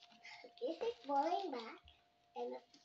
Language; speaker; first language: English; non-native, learner; Indonesian